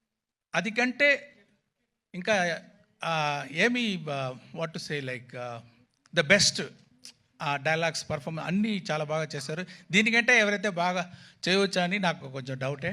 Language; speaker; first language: Telugu; non-native, fluent; Tamil